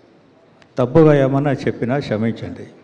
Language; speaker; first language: Telugu; non-native, learner; Tamil